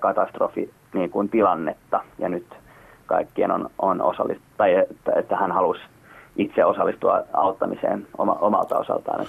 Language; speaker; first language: Finnish; native; Finnish